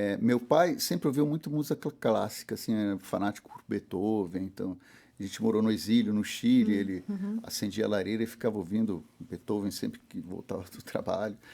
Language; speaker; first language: Portuguese; early bilingual, heritage; Portuguese